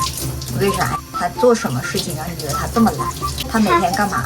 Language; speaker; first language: Chinese; native; Chinese